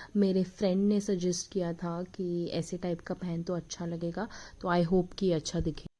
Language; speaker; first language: Hindi; native; Hindi